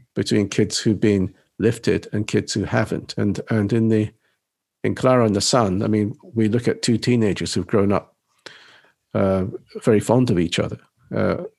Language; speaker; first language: English; native; English